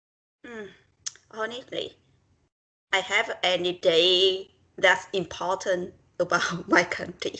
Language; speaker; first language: English; non-native, learner; Vietnamese